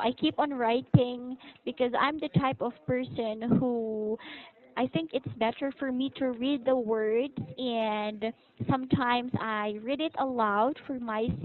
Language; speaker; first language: English; non-native, local second language; Filipino